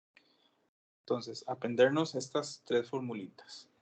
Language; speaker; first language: Spanish; native; Spanish